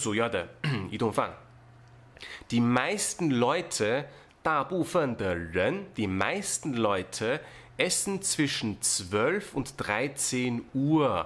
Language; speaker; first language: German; non-native, fluent; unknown